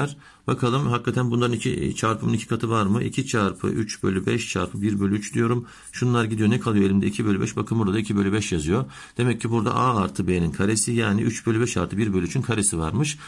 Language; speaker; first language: Turkish; native; Turkish